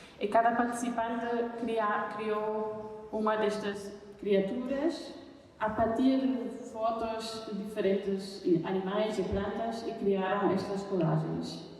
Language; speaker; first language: Portuguese; non-native, fluent; German